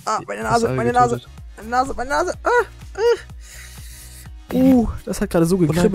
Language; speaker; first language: German; native; German